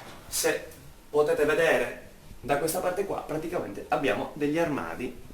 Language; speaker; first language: Italian; native; Italian